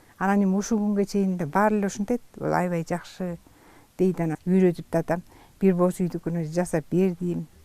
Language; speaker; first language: Kyrgyz; native; Kyrgyz